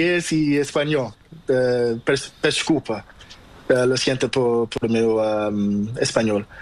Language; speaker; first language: Spanish; non-native, learner; Portuguese